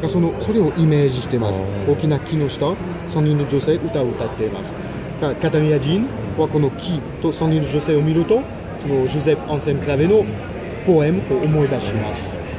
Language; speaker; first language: Japanese; non-native, fluent; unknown